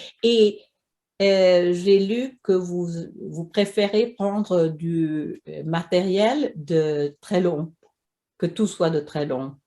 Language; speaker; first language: French; non-native, fluent; Swedish